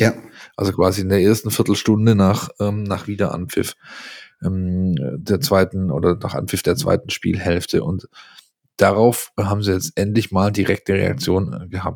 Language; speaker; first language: German; native; German